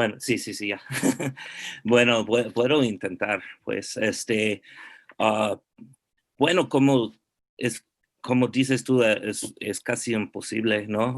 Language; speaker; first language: Spanish; non-native, fluent; English